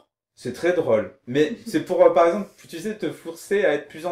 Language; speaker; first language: French; native; French